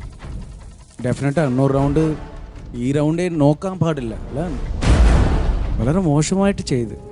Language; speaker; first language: Malayalam; non-native, learner; Tamil